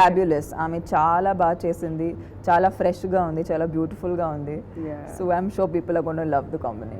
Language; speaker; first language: Telugu; non-native, fluent; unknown